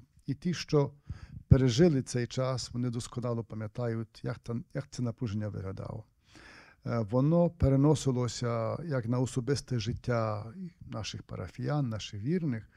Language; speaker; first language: Ukrainian; native; Ukrainian